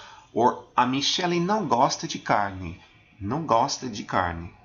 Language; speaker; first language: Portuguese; non-native, fluent; English